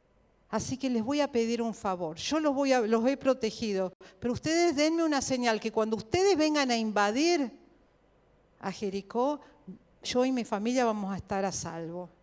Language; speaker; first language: Spanish; native; Spanish